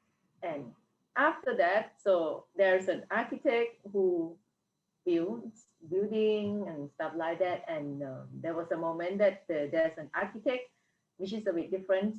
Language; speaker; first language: English; non-native, fluent; Thai